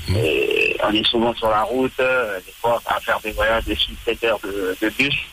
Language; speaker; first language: French; early bilingual, other home language; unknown